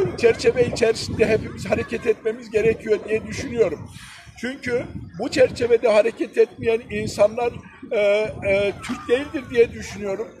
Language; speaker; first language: Turkish; early bilingual, heritage; Turkish